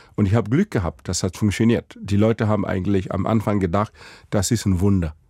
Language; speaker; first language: German; non-native, fluent; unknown